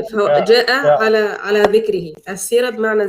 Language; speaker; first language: Arabic; native; Arabic